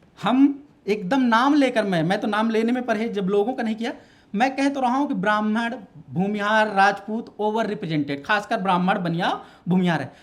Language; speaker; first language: Hindi; native; Hindi